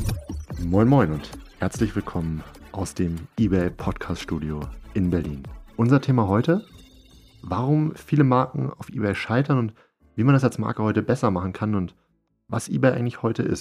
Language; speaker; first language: German; native; German